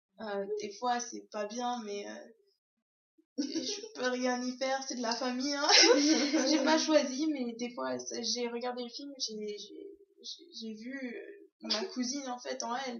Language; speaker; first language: French; early bilingual, other home language; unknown